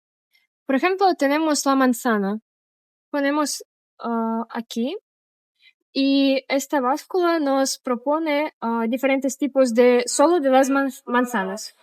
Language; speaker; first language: Spanish; non-native, fluent; Russian